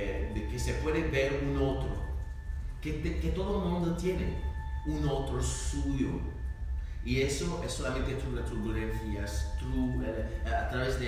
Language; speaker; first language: Spanish; non-native, learner; French